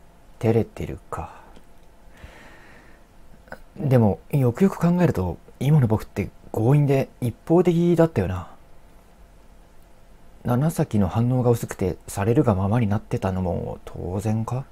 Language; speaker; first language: Japanese; native; Japanese